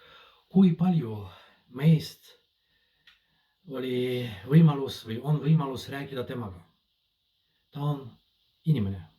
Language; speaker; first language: Estonian; non-native, fluent; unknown